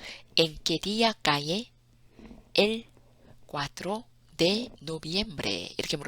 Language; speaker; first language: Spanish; non-native, fluent; Korean